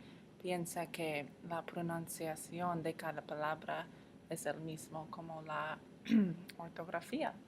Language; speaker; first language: Spanish; non-native, learner; English